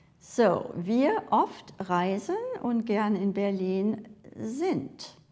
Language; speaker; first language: German; non-native, fluent; English